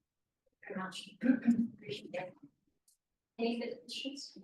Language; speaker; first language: English; native; English